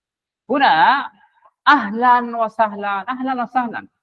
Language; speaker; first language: Arabic; non-native, fluent; Bangla